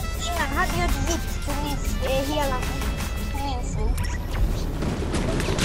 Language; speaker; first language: Swedish; early bilingual, other home language; Chinese